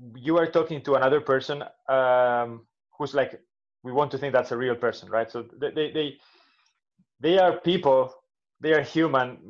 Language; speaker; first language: English; non-native, fluent; Spanish